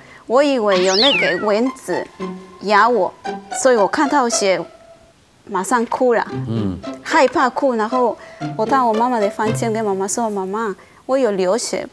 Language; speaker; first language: Chinese; non-native, local second language; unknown